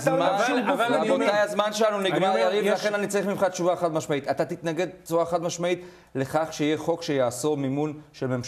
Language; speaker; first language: Hebrew; native; Hebrew